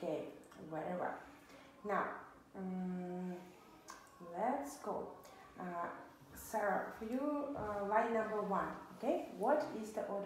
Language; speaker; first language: English; non-native, fluent; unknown